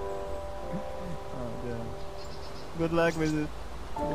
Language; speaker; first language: English; non-native, learner; French